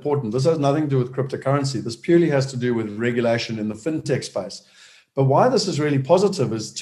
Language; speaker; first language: English; native; English